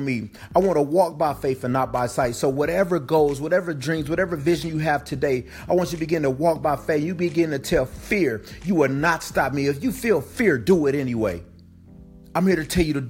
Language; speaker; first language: English; native; English